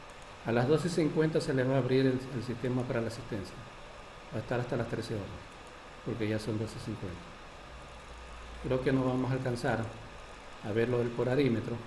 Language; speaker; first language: Spanish; native; Spanish